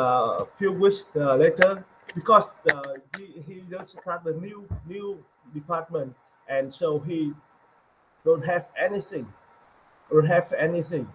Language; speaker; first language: English; non-native, learner; Vietnamese